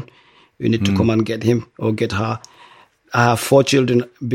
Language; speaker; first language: English; non-native, local second language; Hausa